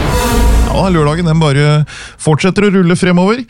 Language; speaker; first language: Norwegian; native; Norwegian